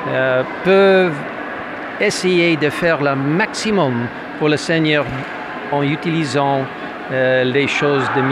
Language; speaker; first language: French; non-native, fluent; English